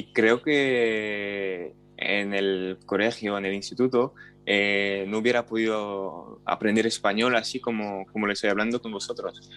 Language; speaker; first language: Spanish; non-native, fluent; French